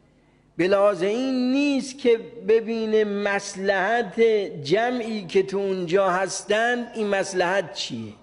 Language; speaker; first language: Persian; native; Persian